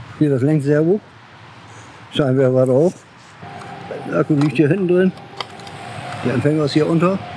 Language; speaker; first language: German; native; German